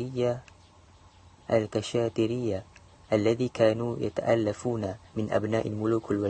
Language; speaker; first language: Arabic; non-native, learner; Malay